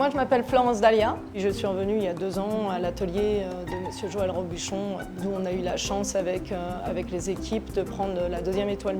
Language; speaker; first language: French; native; French